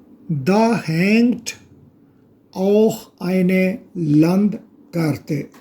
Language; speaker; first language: German; non-native, fluent; Urdu